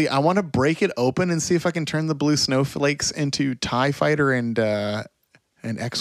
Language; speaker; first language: English; native; English